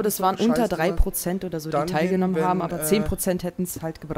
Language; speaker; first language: German; native; German